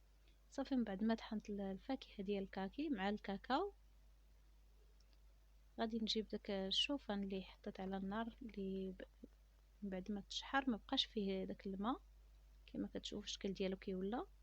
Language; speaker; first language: Arabic; native; Arabic